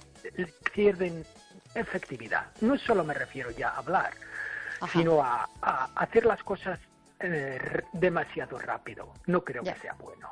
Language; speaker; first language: Spanish; non-native, fluent; English